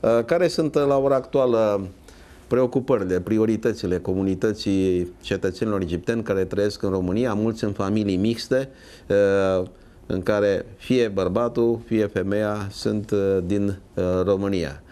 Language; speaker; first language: Romanian; native; Romanian